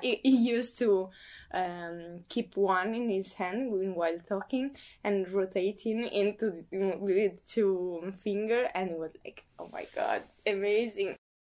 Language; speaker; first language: English; non-native, fluent; Italian